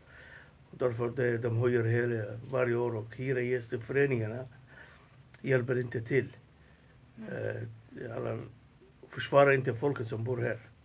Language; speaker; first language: Swedish; non-native, fluent; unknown